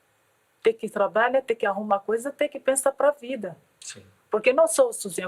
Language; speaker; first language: Portuguese; non-native, learner; Arabic